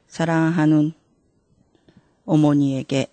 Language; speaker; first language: Korean; non-native, fluent; Japanese